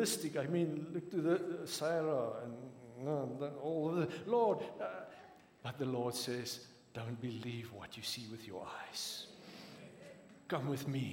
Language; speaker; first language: English; non-native, local second language; Afrikaans